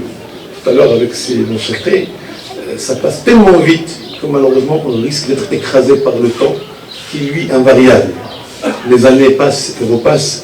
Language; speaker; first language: French; non-native, local second language; Arabic